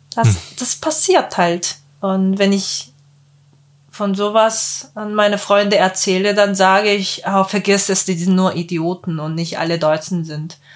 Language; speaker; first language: German; non-native, fluent; Korean